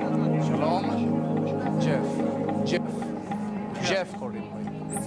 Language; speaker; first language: Hebrew; non-native, fluent; English